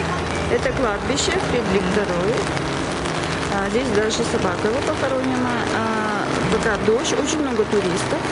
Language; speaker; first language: Russian; native; Russian